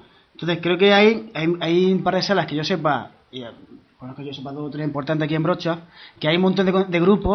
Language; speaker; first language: Spanish; native; Spanish